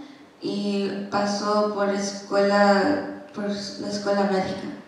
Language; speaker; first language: Spanish; non-native, learner; English